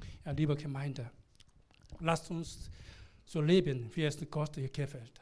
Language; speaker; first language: German; non-native, learner; Korean